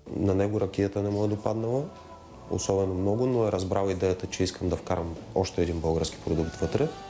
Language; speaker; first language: Bulgarian; native; Bulgarian